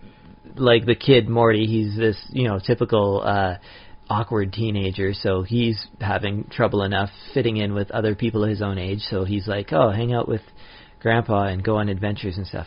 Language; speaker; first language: English; native; English